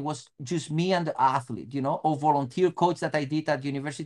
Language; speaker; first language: English; non-native, fluent; Spanish